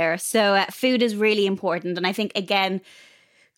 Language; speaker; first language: English; native; English